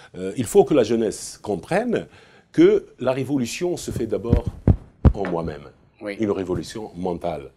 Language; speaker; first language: French; non-native, local second language; Arabic